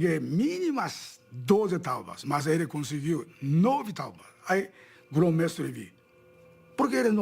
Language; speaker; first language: Portuguese; non-native, learner; Japanese